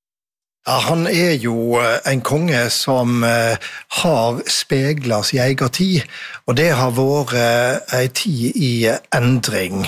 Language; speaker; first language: Norwegian; native; Norwegian